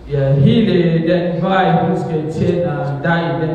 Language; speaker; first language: Danish; non-native, fluent; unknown